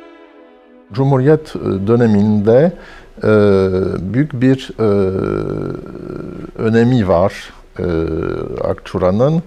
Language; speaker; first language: Turkish; non-native, fluent; French